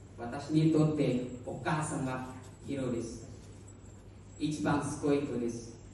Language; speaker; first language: Japanese; non-native, learner; Hmong